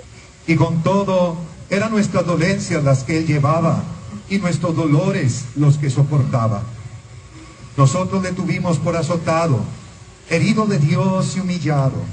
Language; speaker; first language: Spanish; native; Spanish